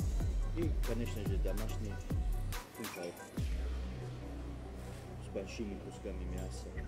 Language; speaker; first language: Russian; non-native, local second language; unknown